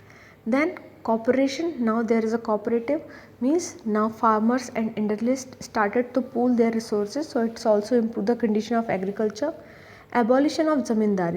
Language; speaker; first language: English; non-native, local second language; Hindi